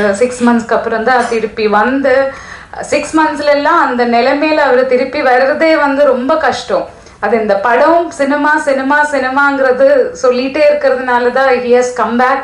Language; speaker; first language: Tamil; non-native, fluent; Malayalam